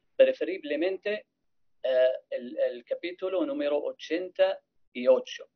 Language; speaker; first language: Spanish; non-native, fluent; Arabic